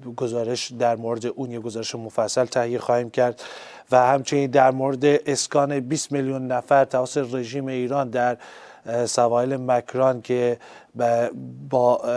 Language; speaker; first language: Persian; non-native, local second language; Central Kurdish